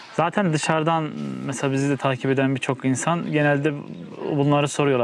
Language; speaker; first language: Turkish; native; Turkish